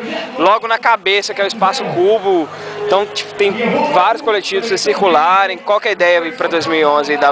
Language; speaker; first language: Portuguese; native; Portuguese